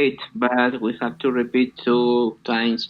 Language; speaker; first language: English; non-native, learner; Spanish